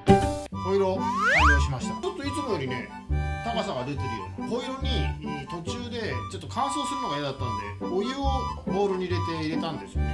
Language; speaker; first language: Japanese; native; Japanese